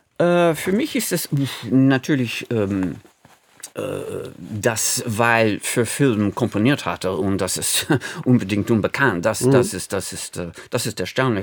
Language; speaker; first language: German; non-native, fluent; English